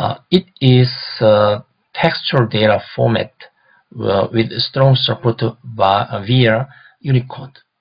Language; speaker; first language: English; non-native, fluent; Korean